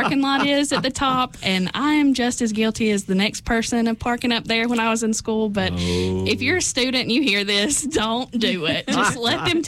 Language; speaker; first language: English; native; English